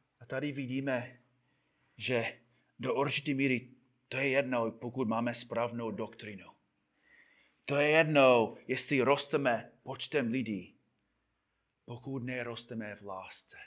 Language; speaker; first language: Czech; non-native, fluent; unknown